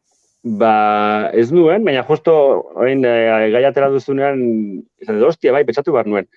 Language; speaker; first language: Basque; native; Basque